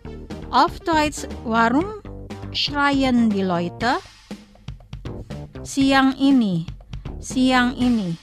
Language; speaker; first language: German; non-native, fluent; Indonesian